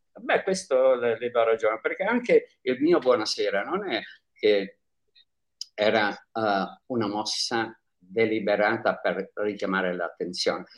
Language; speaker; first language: Italian; native; Italian